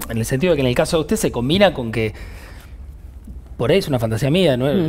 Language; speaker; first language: Spanish; native; Spanish